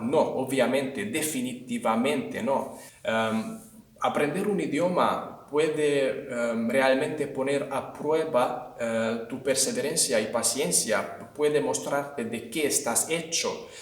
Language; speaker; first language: Spanish; non-native, fluent; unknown